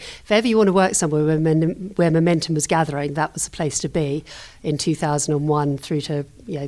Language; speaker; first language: English; native; English